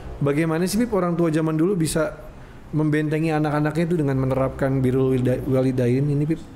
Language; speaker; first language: Indonesian; native; Indonesian